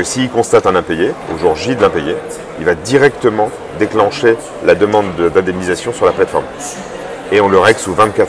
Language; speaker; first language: French; native; French